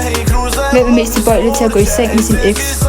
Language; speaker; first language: Danish; native; Danish